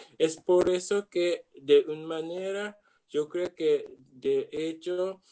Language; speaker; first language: Spanish; non-native, learner; Japanese